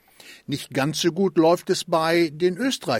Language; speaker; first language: German; native; German